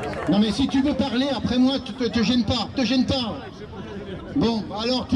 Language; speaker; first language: French; native; French